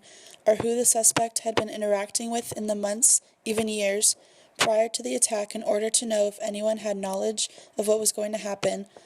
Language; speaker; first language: English; native; English